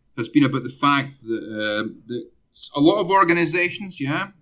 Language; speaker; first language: English; native; English